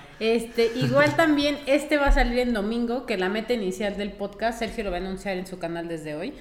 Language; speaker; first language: Spanish; native; Spanish